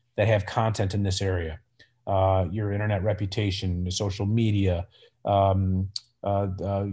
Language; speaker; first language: English; native; English